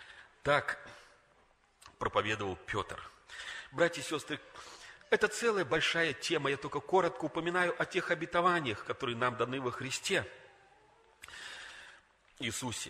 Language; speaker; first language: Russian; native; Russian